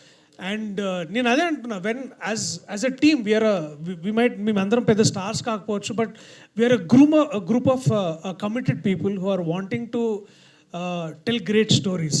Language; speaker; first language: Telugu; native; Telugu